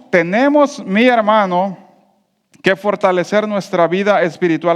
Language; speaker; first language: Spanish; native; Spanish